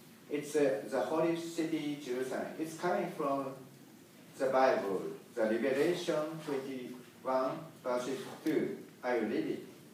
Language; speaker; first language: English; non-native, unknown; Japanese